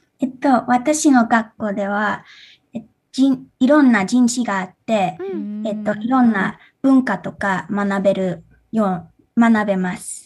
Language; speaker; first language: Japanese; early bilingual, heritage; English